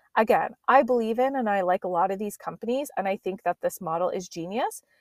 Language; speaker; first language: English; native; English